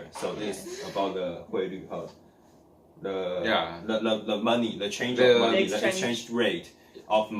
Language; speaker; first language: English; non-native, learner; Chinese